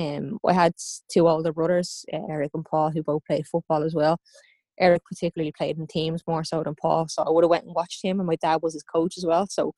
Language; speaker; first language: English; native; English